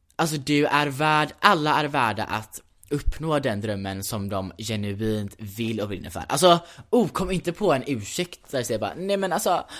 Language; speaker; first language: Swedish; early bilingual, heritage; Swedish